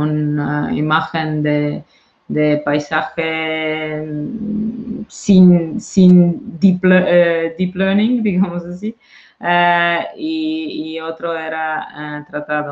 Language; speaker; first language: Spanish; non-native, fluent; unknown